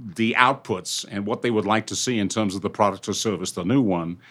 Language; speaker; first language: English; native; English